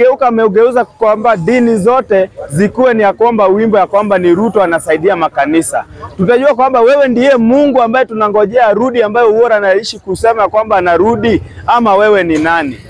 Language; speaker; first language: Swahili; non-native, local second language; Luo (Kenya and Tanzania)